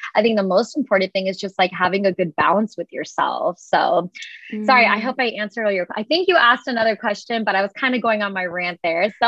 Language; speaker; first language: English; native; English